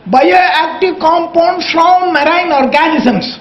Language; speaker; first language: English; non-native, local second language; Kannada